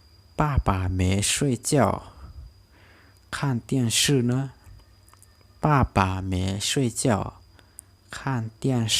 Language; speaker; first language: Chinese; non-native, learner; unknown